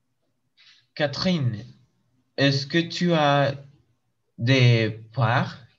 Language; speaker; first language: French; non-native, learner; English